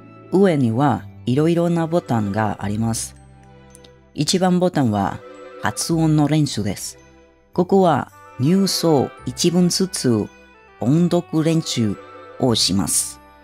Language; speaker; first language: Japanese; non-native, learner; Spanish